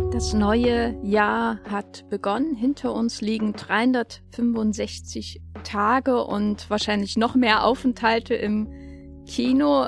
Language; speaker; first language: German; native; German